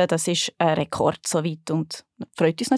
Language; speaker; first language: German; native; German